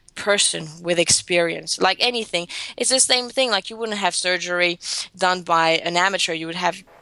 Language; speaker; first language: English; non-native, fluent; Greek